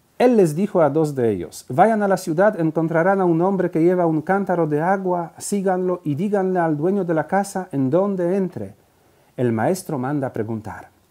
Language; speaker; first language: Spanish; non-native, fluent; Polish